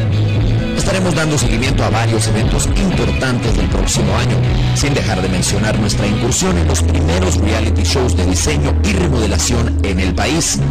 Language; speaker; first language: Spanish; native; Spanish